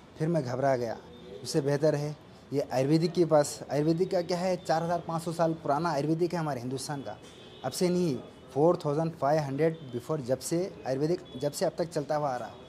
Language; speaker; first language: Hindi; non-native, local second language; Urdu